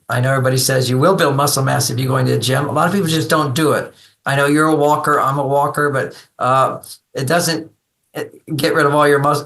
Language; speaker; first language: English; native; English